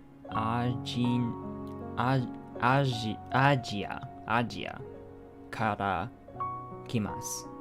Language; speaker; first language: Japanese; non-native, learner; English